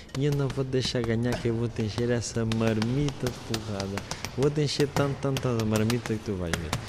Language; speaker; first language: Portuguese; native; Portuguese